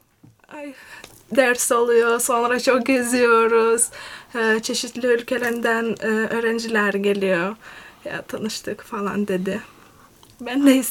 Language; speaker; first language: Turkish; non-native, fluent; Lithuanian